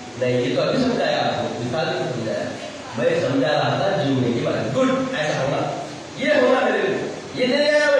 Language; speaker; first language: Urdu; native; Urdu